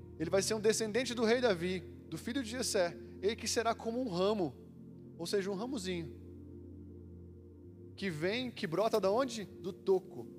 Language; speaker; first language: Portuguese; native; Portuguese